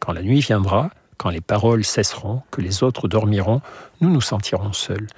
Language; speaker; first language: French; native; French